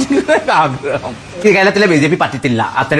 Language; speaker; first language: Malayalam; non-native, local second language; Assamese